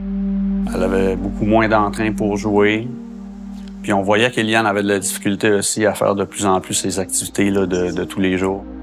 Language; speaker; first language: French; native; French